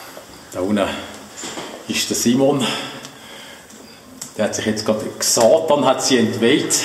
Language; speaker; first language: German; native; German